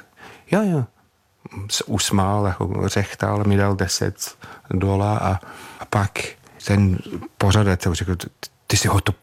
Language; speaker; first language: Czech; non-native, fluent; English